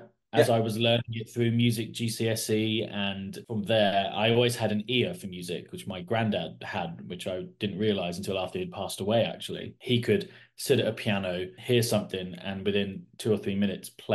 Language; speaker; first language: English; native; English